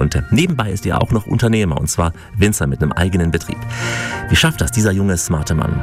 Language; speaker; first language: German; native; German